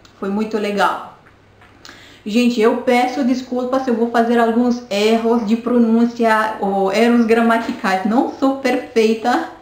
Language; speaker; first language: Portuguese; non-native, fluent; Romanian